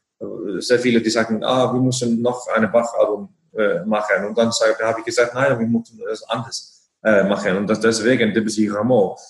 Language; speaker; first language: German; non-native, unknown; Icelandic